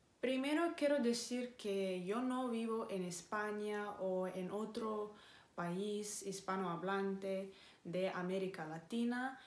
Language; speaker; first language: Spanish; non-native, fluent; Romanian